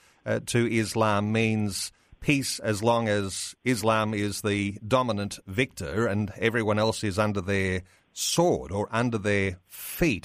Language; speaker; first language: English; native; English